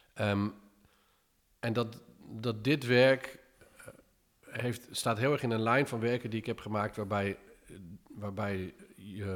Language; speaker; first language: Dutch; early bilingual, other home language; English